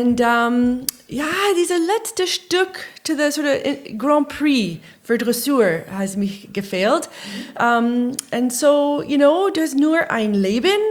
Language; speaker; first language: German; non-native, learner; English